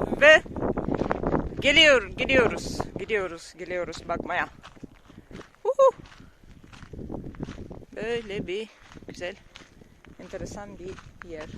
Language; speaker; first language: Turkish; non-native, learner; Russian